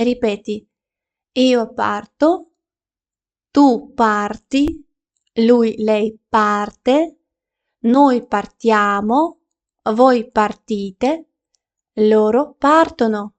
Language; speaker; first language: Italian; non-native, fluent; Ukrainian